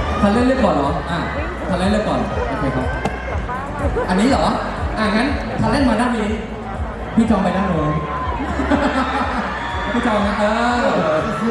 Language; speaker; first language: Thai; native; Thai